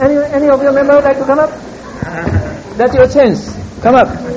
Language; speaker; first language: English; non-native, fluent; Min Nan Chinese